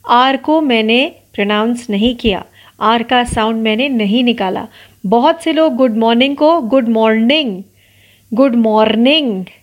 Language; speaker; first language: Hindi; non-native, local second language; Marathi